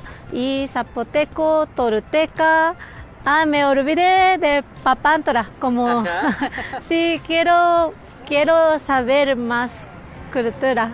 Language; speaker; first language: Spanish; non-native, learner; Japanese